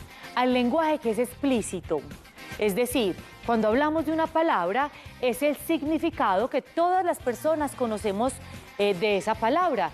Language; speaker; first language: Spanish; native; Spanish